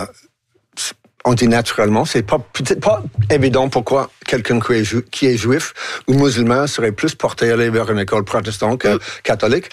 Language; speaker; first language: French; non-native, fluent; English